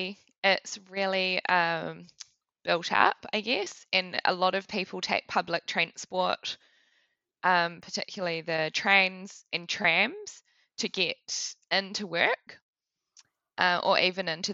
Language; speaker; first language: English; native; English